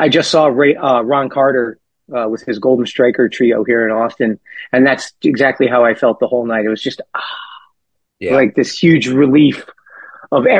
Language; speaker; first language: English; native; English